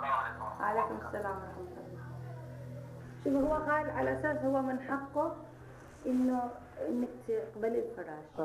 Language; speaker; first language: Arabic; native; Arabic